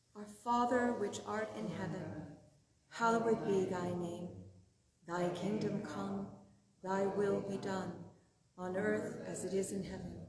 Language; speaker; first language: English; native; English